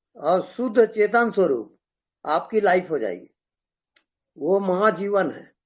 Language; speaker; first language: Hindi; native; Hindi